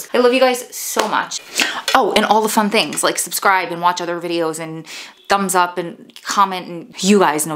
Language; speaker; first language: English; native; English